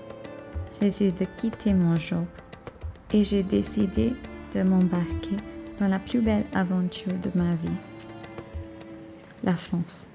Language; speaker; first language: French; non-native, fluent; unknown